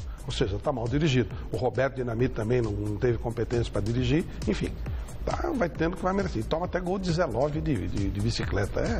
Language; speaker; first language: Portuguese; native; Portuguese